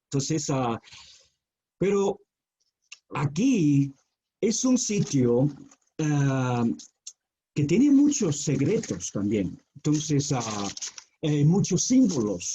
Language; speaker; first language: Spanish; non-native, fluent; Chinese